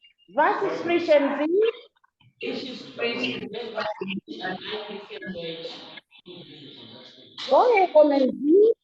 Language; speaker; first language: German; non-native, learner; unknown